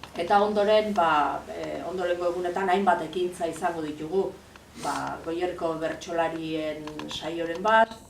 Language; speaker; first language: Basque; native; Basque